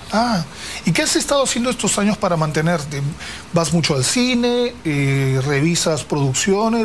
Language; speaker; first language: Spanish; native; Spanish